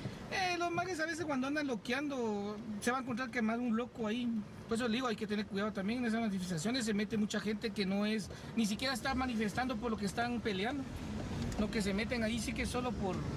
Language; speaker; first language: Spanish; native; Spanish